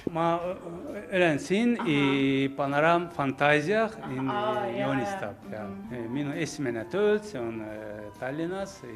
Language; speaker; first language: Estonian; non-native, learner; Azerbaijani